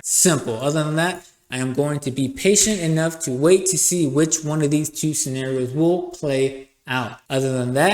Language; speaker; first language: English; native; English